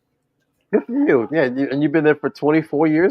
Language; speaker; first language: English; native; English